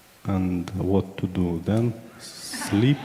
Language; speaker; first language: English; non-native, learner; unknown